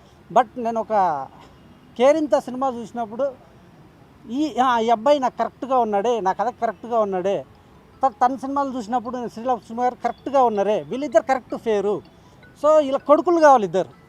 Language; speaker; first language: Telugu; native; Telugu